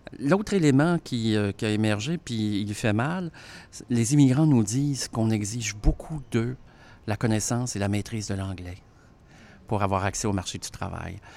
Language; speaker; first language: French; native; French